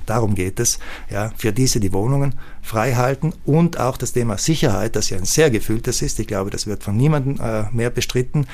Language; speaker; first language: German; native; German